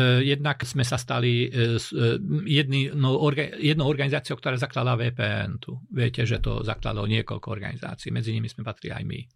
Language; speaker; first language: Slovak; non-native, local second language; Hungarian